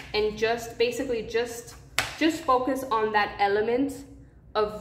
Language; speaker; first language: English; native; English